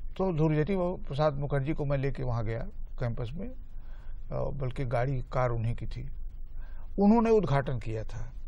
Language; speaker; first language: Hindi; native; Hindi